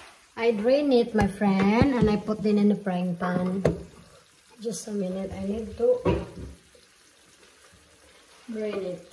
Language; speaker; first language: English; non-native, local second language; Filipino